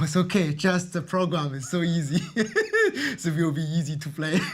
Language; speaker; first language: English; non-native, learner; Chinese